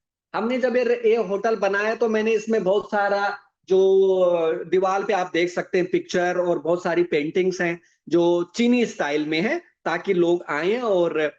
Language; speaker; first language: Hindi; native; Hindi